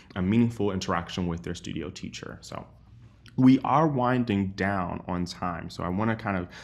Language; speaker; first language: English; native; English